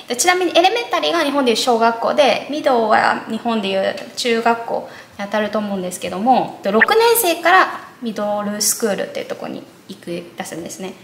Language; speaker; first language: Japanese; native; Japanese